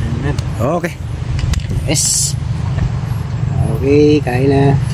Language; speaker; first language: Filipino; native; Filipino